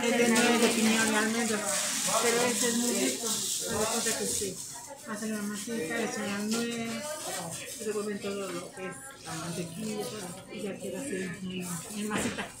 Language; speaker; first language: Spanish; native; Spanish